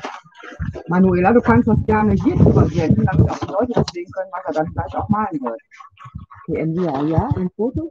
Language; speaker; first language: Spanish; non-native, learner; German